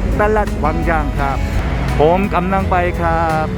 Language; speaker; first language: Thai; non-native, learner; Korean